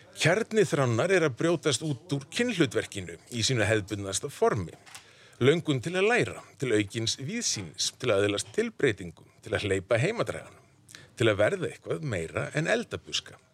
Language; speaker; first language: Icelandic; native; Icelandic